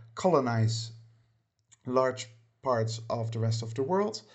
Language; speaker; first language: English; non-native, fluent; Dutch